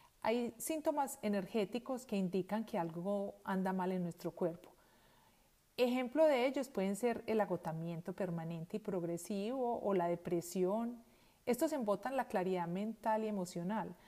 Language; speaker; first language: Spanish; native; Spanish